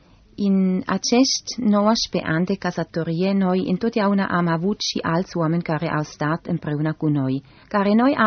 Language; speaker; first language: Romanian; non-native, fluent; German